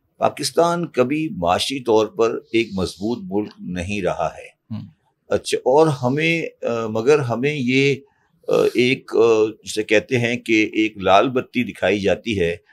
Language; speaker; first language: Urdu; native; Urdu